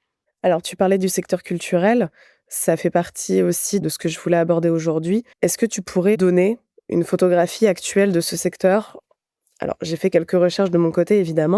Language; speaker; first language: French; native; French